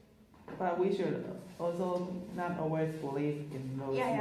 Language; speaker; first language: English; non-native, learner; Chinese